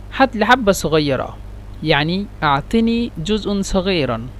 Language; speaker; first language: Egyptian Arabic; non-native, learner; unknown